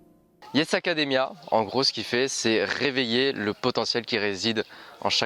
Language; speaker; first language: French; native; French